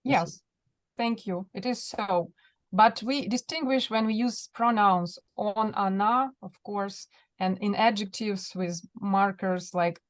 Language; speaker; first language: English; non-native, fluent; Russian